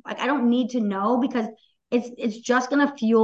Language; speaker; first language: English; native; English